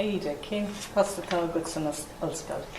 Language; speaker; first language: Irish; non-native, local second language; English